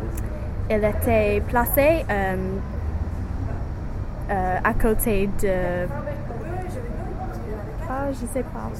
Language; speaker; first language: French; non-native, learner; English